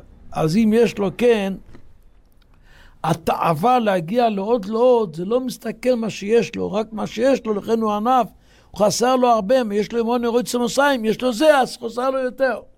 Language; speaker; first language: Hebrew; non-native, local second language; Yiddish